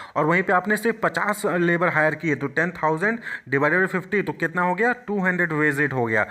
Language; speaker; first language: Hindi; native; Hindi